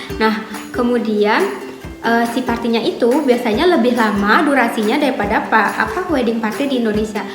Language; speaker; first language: Indonesian; native; Indonesian